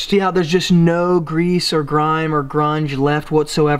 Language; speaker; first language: English; native; English